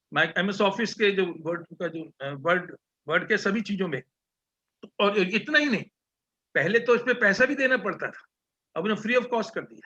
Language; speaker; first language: Hindi; native; Hindi